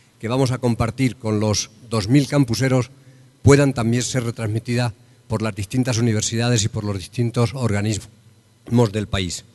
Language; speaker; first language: Spanish; native; Spanish